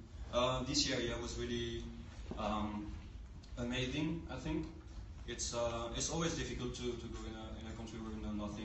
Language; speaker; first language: English; non-native, learner; French